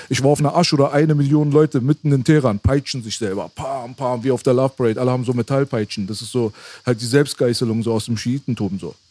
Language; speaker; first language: German; early bilingual, other home language; Persian